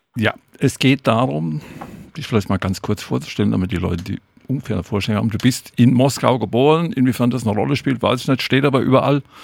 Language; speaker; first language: German; native; German